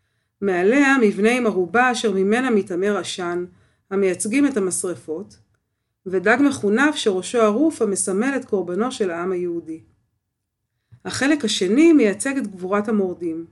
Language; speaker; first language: Hebrew; native; Hebrew